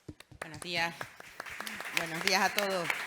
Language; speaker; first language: Spanish; native; Spanish